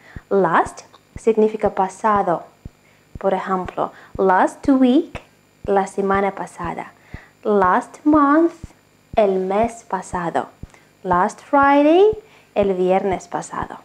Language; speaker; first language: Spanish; non-native, fluent; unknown